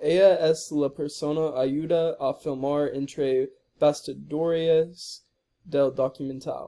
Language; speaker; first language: Spanish; non-native, learner; English